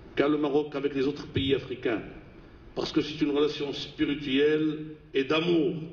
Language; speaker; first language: French; non-native, local second language; Arabic